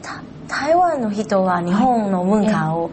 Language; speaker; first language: Japanese; non-native, learner; Chinese